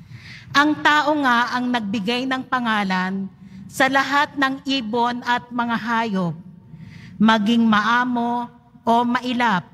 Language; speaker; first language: Filipino; native; Filipino